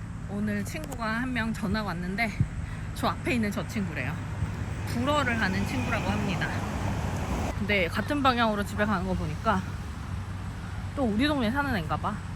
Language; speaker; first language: Korean; native; Korean